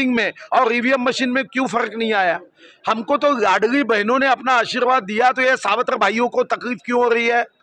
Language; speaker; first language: Hindi; non-native, local second language; Marathi